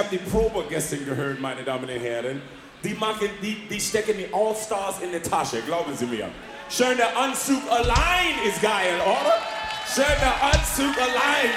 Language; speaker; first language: German; non-native, fluent; English